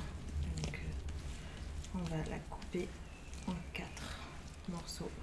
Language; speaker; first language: French; non-native, fluent; Arabic